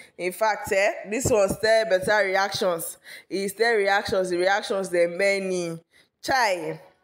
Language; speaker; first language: Nigerian Pidgin; non-native, local second language; Yoruba